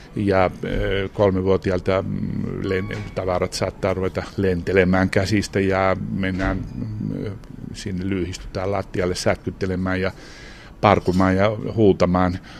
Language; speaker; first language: Finnish; native; Finnish